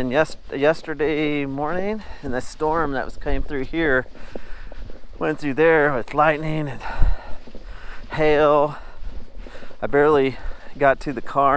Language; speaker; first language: English; native; English